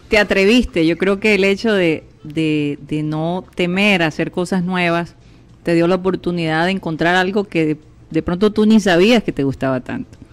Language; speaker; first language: Spanish; native; Spanish